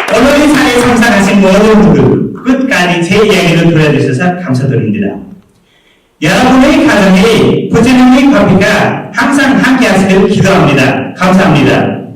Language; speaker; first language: Korean; non-native, fluent; Nepali